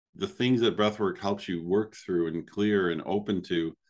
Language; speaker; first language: English; native; English